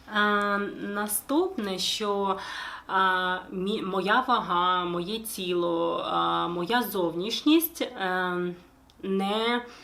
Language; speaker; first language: Ukrainian; non-native, local second language; Russian